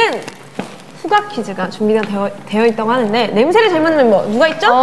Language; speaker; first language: Korean; native; Korean